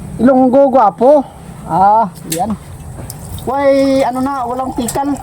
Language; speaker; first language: Filipino; non-native, local second language; Cebuano